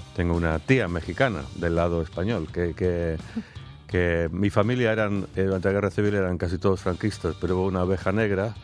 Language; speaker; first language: Spanish; non-native, fluent; English